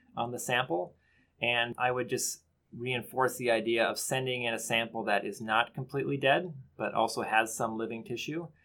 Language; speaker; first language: English; native; English